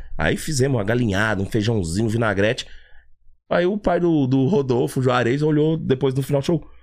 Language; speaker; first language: Portuguese; native; Portuguese